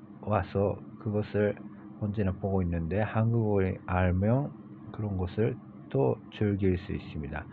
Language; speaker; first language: Korean; non-native, learner; Japanese